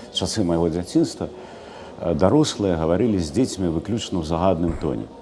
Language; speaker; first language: Belarusian; native; Belarusian